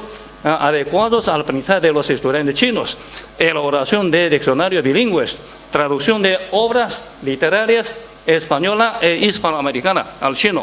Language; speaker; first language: Spanish; non-native, fluent; Chinese